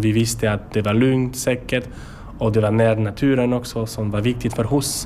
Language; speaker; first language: Swedish; non-native, learner; French